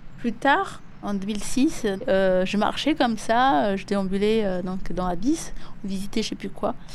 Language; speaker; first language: French; early bilingual, other home language; Amharic